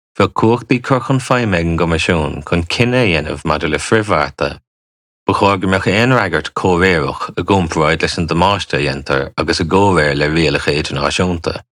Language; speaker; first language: Irish; native; Irish